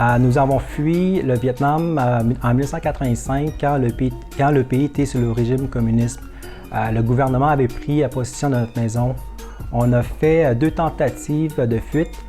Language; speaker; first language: French; early bilingual, other home language; Vietnamese